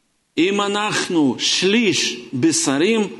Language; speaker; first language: Hebrew; non-native, fluent; Russian